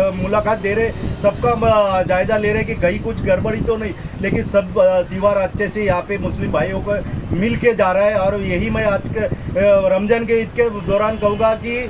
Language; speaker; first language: Hindi; non-native, local second language; Marathi